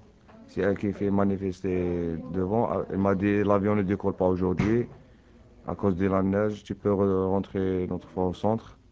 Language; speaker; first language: French; non-native, learner; Arabic